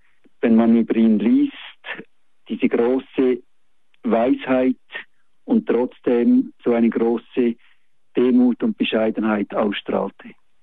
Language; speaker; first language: German; native; German